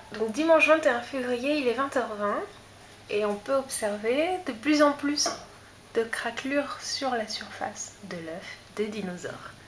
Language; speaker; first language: French; native; French